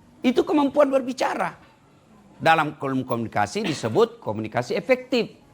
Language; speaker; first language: Indonesian; non-native, local second language; Buginese